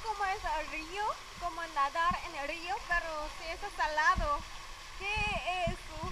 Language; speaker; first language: Spanish; non-native, fluent; Korean